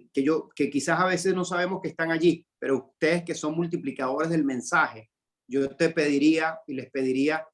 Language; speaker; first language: Spanish; native; Spanish